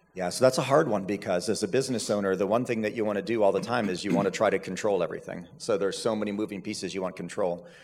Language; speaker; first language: English; native; English